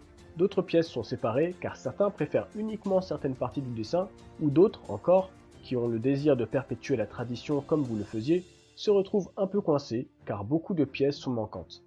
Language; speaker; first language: French; native; French